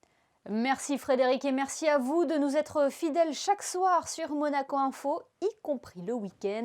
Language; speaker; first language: French; native; French